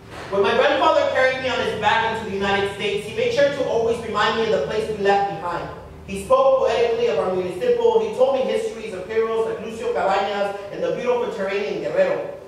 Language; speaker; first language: English; early bilingual, other home language; Spanish